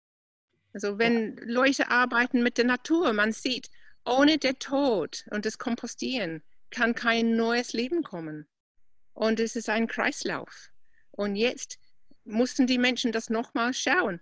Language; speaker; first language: German; non-native, fluent; English